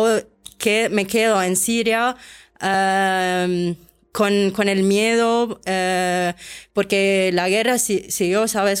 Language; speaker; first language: Spanish; non-native, fluent; Arabic